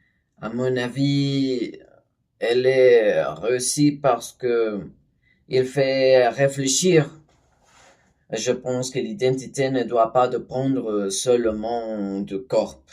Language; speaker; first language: French; non-native, learner; Spanish